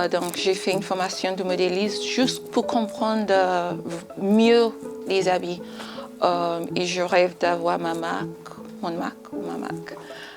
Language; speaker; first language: French; non-native, fluent; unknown